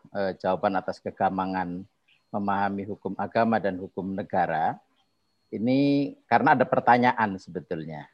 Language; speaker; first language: Indonesian; non-native, local second language; Javanese